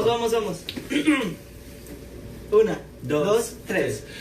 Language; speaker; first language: Spanish; native; Spanish